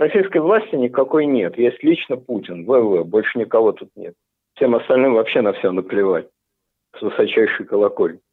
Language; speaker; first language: Russian; native; Russian